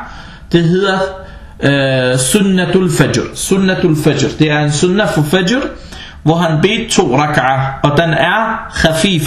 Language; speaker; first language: Danish; non-native, fluent; Arabic